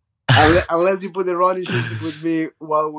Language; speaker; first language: English; non-native, fluent; Spanish